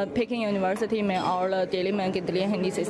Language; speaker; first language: Hindi; non-native, learner; Chinese